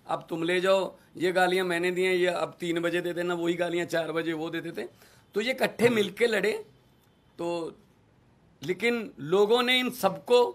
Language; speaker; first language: Hindi; non-native, local second language; Punjabi